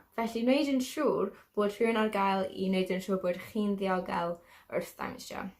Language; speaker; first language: Welsh; non-native, local second language; English